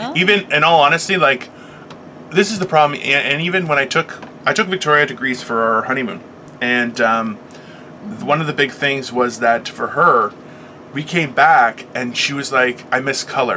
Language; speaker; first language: English; native; English